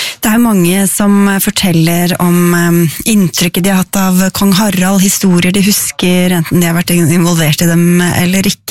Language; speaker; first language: Norwegian; native; Norwegian